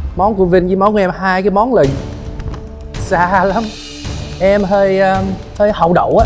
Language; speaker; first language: Vietnamese; early bilingual, heritage; English